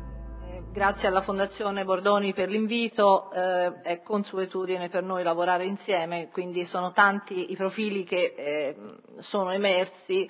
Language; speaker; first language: Italian; native; Italian